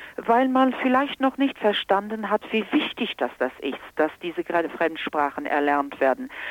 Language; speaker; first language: German; non-native, local second language; Luxembourgish